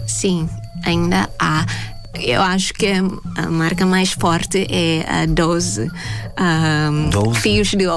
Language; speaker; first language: Portuguese; non-native, fluent; Thai